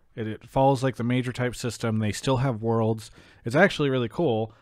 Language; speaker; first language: English; native; English